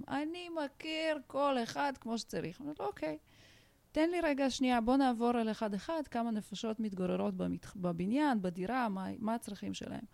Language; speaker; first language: Hebrew; non-native, fluent; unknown